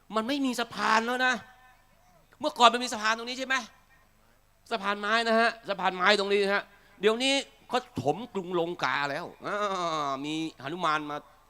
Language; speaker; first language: Thai; native; Thai